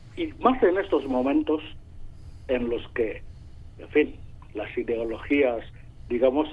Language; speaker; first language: Spanish; non-native, local second language; Fang